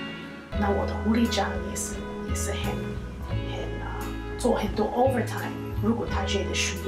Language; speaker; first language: Chinese; non-native, fluent; English